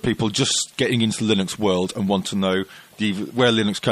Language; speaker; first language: English; native; English